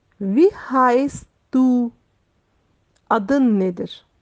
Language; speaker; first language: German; non-native, fluent; Turkish